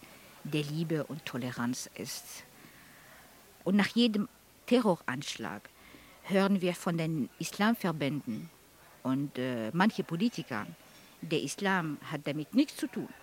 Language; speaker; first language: German; non-native, fluent; Arabic